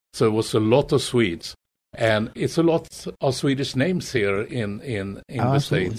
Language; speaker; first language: English; non-native, fluent; Swedish